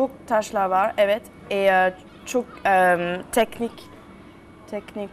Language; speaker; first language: Turkish; non-native, learner; French